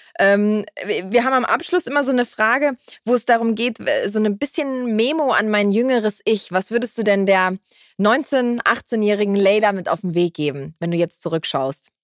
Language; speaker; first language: German; native; German